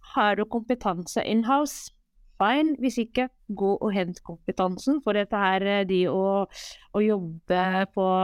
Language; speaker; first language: Norwegian; non-native, fluent; Arabic